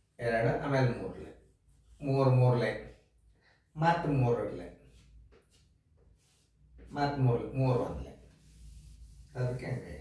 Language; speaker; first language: Kannada; native; Kannada